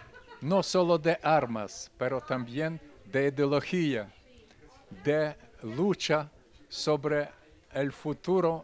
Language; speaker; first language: Spanish; non-native, fluent; Russian